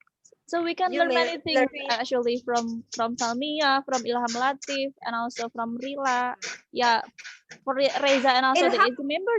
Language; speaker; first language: English; non-native, learner; Indonesian